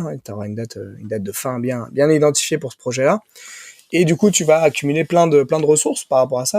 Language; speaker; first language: French; native; French